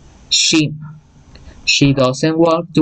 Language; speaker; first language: English; non-native, fluent; Spanish